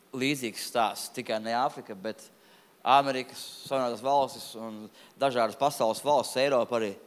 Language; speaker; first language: Latvian; non-native, local second language; Russian